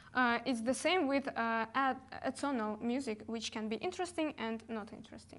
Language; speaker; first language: English; non-native, fluent; Russian